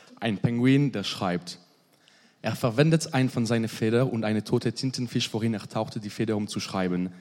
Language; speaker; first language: German; non-native, learner; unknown